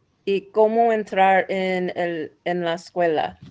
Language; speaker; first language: Spanish; non-native, learner; English